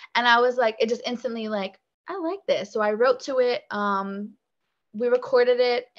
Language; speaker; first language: English; native; English